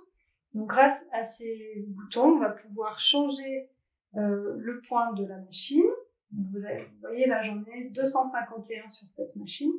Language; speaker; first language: French; native; French